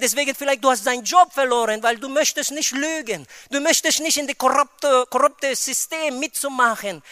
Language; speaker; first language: German; non-native, fluent; Filipino